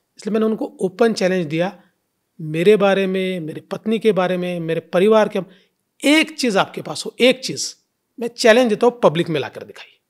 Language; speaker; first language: Hindi; non-native, local second language; Marathi